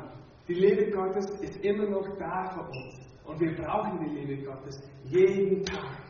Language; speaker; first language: German; non-native, fluent; English